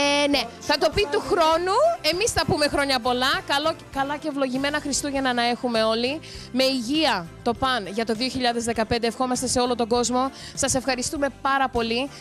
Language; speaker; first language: Greek; early bilingual, heritage; Greek